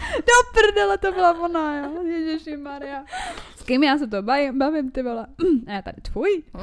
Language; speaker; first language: Czech; native; Czech